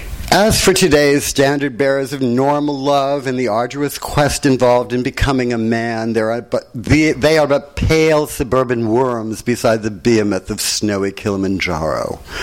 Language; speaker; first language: English; native; English